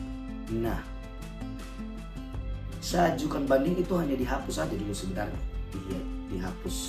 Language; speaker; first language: Indonesian; native; Indonesian